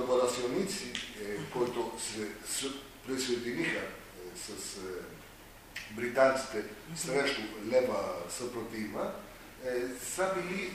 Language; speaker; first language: Bulgarian; non-native, fluent; Greek